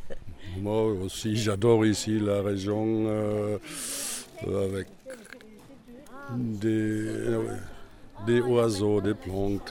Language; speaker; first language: French; non-native, learner; German